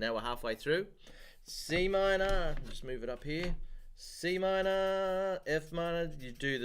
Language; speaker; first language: English; native; English